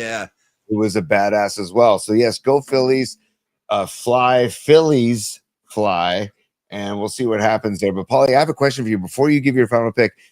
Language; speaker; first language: English; native; English